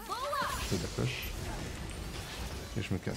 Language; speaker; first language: French; native; French